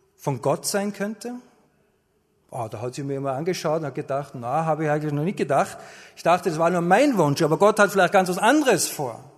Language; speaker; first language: German; native; German